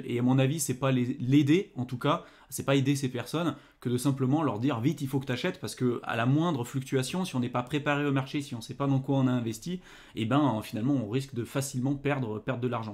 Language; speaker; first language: French; native; French